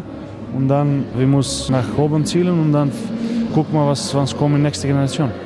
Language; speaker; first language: German; non-native, learner; Macedonian